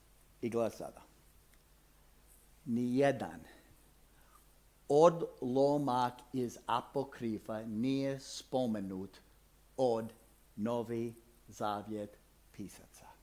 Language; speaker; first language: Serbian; non-native, fluent; English